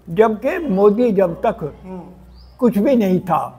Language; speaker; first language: Hindi; native; Hindi